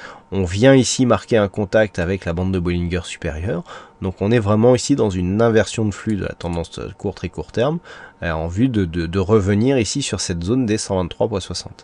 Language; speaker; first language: French; native; French